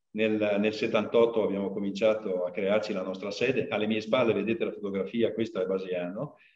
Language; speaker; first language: Italian; early bilingual, other home language; Portuguese